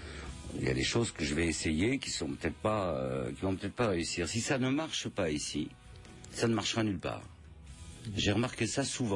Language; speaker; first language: French; native; French